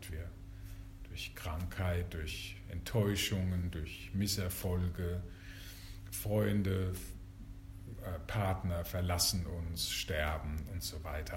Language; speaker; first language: German; native; German